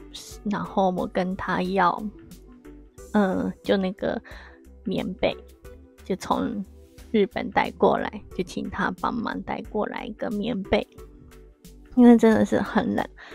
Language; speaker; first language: Chinese; non-native, fluent; Japanese